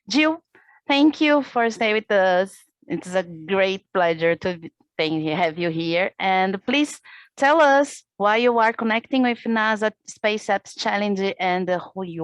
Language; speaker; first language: English; non-native, learner; Portuguese